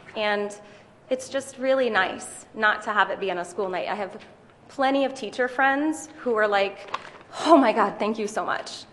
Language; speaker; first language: English; native; English